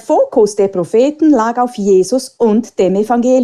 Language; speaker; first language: German; native; German